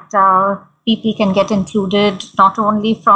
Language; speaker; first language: English; non-native, local second language; Hindi